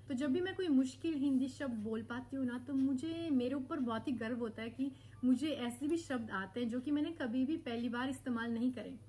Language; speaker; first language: Hindi; early bilingual, heritage; Hindi